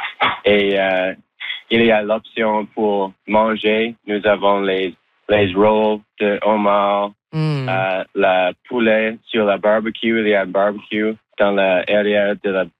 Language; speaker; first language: French; non-native, learner; English